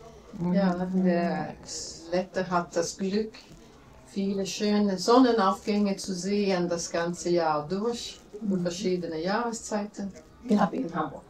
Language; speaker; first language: German; non-native, fluent; Latvian